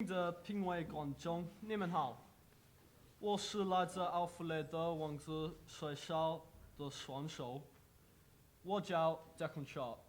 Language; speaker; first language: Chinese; non-native, fluent; English